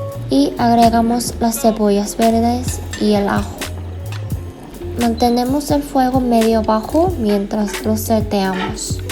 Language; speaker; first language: Spanish; non-native, fluent; Korean